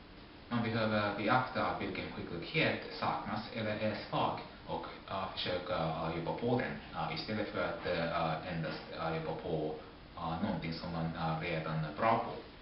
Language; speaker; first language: Swedish; non-native, fluent; Japanese